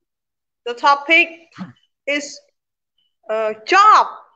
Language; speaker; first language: English; non-native, learner; Khmer